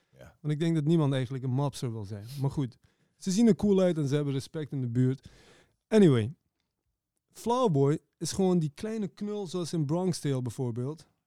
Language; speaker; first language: Dutch; early bilingual, other home language; Persian